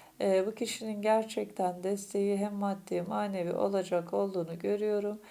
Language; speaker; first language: Turkish; native; Turkish